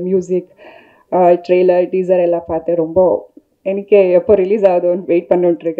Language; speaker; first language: Tamil; native; Tamil